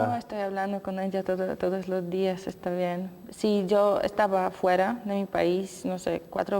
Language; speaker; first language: Spanish; non-native, learner; Polish